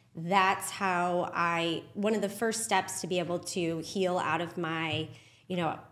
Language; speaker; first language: English; native; English